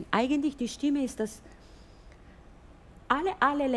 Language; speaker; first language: German; non-native, fluent; Bulgarian